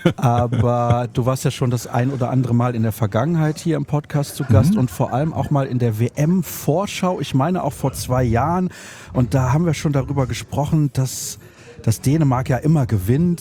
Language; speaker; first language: German; native; German